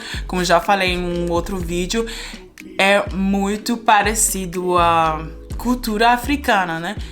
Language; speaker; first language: Portuguese; non-native, fluent; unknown